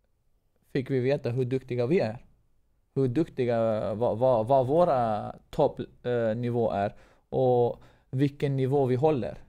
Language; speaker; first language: Swedish; non-native, fluent; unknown